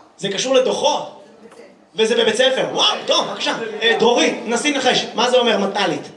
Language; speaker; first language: Hebrew; native; Hebrew